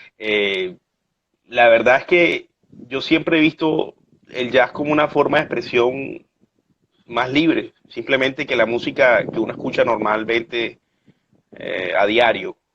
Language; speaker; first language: Spanish; native; Spanish